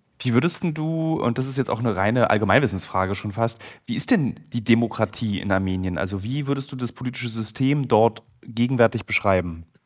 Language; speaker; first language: German; native; German